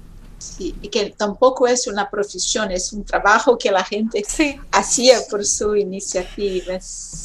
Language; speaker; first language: Spanish; non-native, fluent; Portuguese